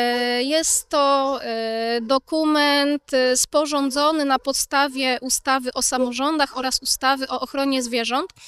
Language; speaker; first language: Polish; native; Polish